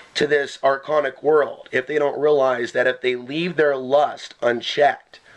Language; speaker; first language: English; native; English